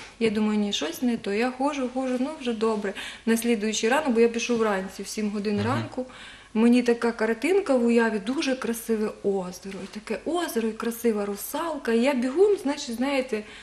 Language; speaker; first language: Ukrainian; native; Ukrainian